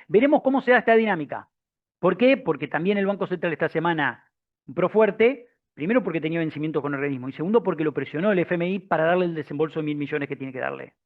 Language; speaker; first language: Spanish; native; Spanish